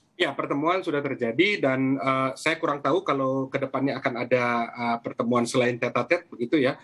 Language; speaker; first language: Indonesian; native; Indonesian